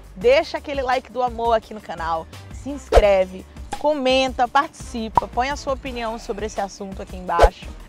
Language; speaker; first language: Portuguese; native; Portuguese